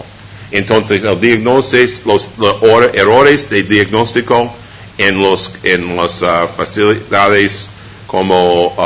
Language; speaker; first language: Spanish; non-native, fluent; English